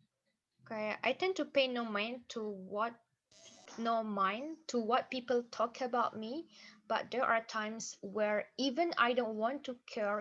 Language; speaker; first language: English; non-native, fluent; Indonesian